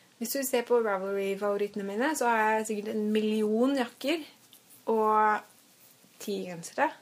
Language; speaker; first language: Norwegian; native; Norwegian